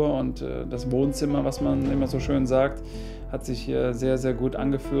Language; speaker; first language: German; native; German